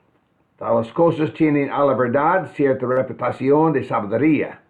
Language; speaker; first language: Spanish; non-native, fluent; English